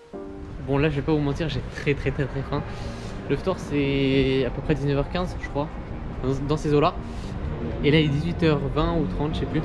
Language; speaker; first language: French; native; French